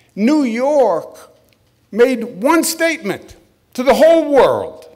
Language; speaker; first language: English; native; English